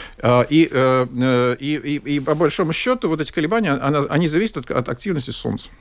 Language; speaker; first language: Russian; non-native, local second language; Latvian